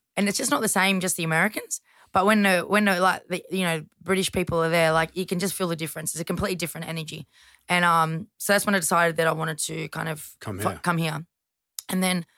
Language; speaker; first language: English; native; English